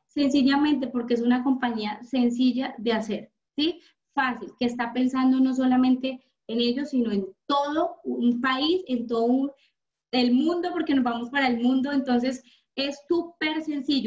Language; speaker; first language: Spanish; native; Spanish